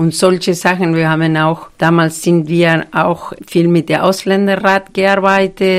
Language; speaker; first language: German; non-native, fluent; Spanish